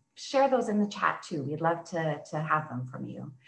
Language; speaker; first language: English; native; English